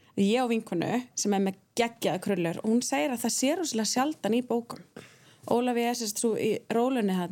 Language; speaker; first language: Icelandic; native; Icelandic